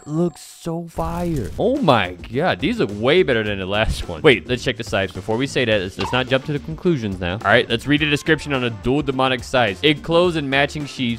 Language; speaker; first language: English; native; English